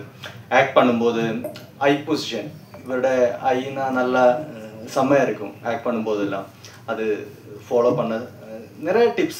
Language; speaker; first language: Tamil; non-native, fluent; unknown